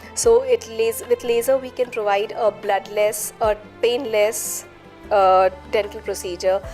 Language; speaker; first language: English; non-native, local second language; Hindi